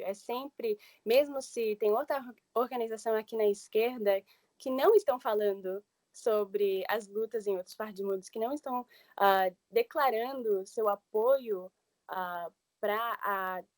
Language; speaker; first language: Portuguese; early bilingual, heritage; English